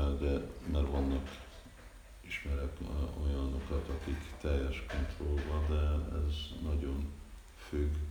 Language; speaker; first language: Hungarian; early bilingual, heritage; Hungarian